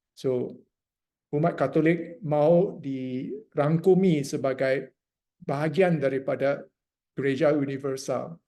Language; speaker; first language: Malay; non-native, local second language; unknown